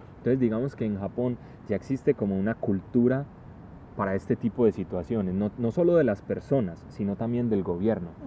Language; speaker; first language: Spanish; native; Spanish